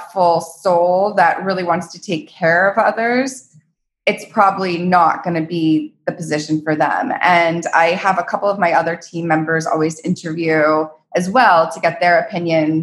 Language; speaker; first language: English; native; English